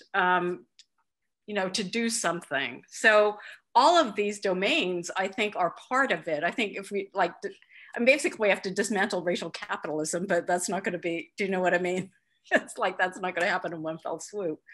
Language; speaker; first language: English; native; English